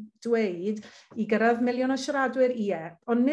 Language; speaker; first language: Welsh; native; Welsh